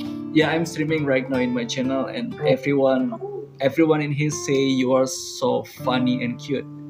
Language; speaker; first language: English; non-native, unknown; Indonesian